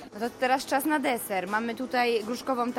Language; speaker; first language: Polish; native; Polish